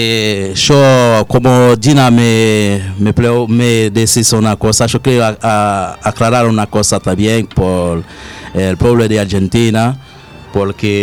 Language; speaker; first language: Spanish; non-native, learner; Haitian Creole